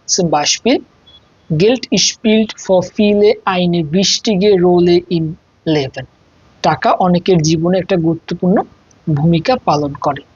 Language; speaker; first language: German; non-native, fluent; Bangla